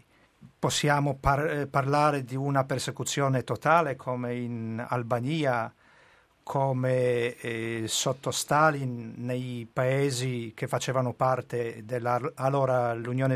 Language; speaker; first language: Italian; non-native, fluent; Polish